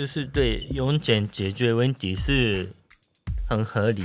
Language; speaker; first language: Chinese; non-native, learner; Japanese